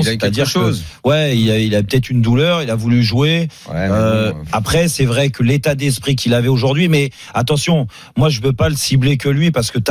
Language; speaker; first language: French; native; French